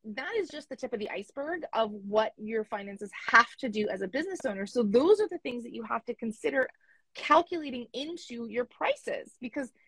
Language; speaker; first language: English; native; English